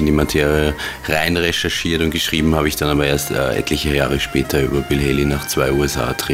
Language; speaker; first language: German; native; German